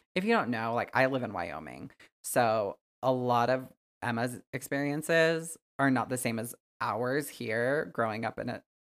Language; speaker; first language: English; native; English